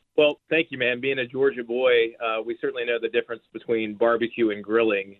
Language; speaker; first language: English; native; English